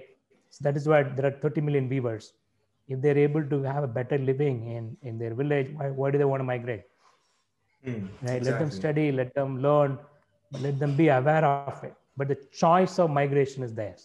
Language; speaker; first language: English; non-native, local second language; Tamil